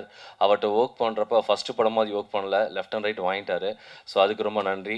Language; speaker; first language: Tamil; native; Tamil